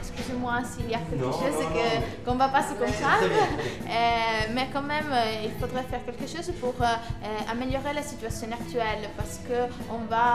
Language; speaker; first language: French; non-native, learner; Italian